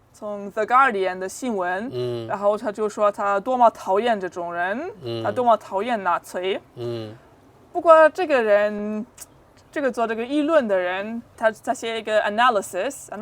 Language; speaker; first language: Chinese; non-native, fluent; German